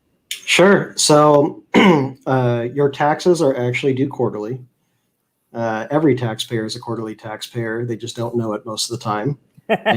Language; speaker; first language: English; native; English